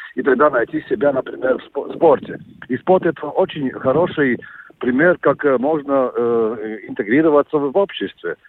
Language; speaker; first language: Russian; non-native, local second language; Latvian